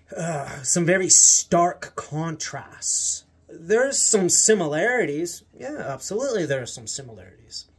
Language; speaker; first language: English; native; English